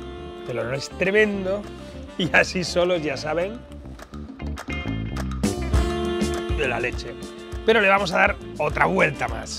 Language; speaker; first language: Spanish; native; Spanish